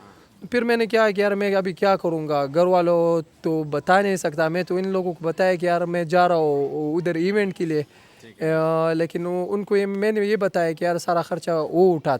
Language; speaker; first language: Hindi; non-native, local second language; Pashto